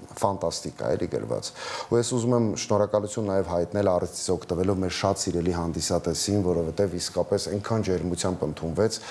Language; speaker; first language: Armenian; native; Armenian